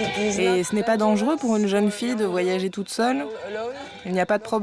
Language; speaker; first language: French; native; French